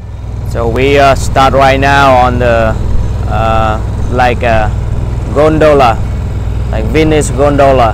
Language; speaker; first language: English; non-native, fluent; Vietnamese